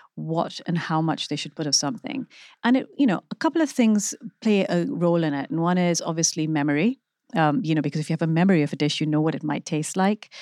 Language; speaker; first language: English; non-native, local second language; Urdu